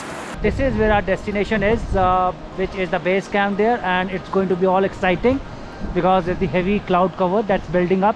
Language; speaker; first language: English; non-native, local second language; Hindi